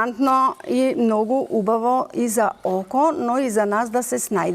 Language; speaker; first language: Macedonian; native; Macedonian